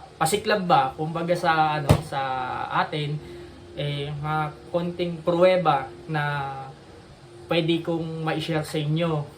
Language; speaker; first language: Filipino; native; Filipino